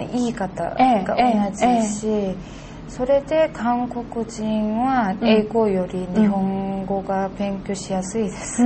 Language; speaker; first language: Japanese; non-native, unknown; Korean